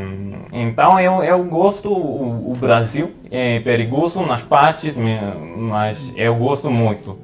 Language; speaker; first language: Portuguese; non-native, learner; English